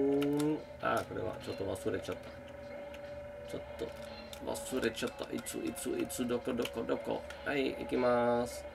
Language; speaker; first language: Japanese; non-native, learner; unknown